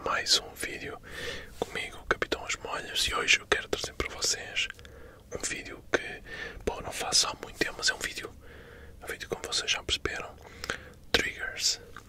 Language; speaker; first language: Portuguese; native; Portuguese